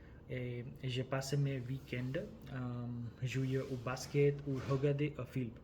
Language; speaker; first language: French; non-native, learner; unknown